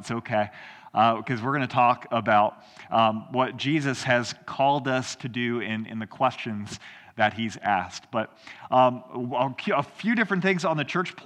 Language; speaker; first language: English; native; English